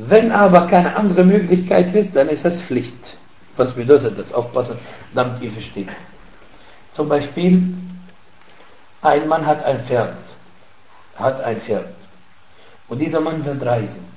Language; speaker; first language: German; non-native, fluent; Arabic